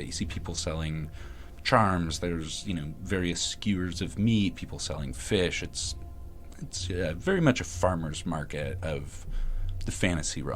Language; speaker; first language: English; native; English